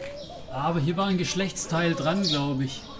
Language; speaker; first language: German; native; German